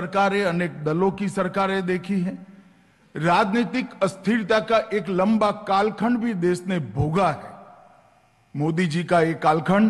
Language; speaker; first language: Hindi; non-native, local second language; Gujarati